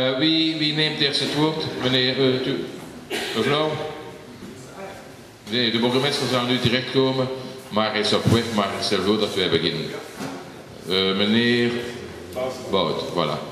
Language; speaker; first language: Dutch; non-native, local second language; French